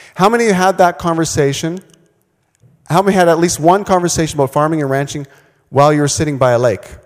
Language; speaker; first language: English; native; English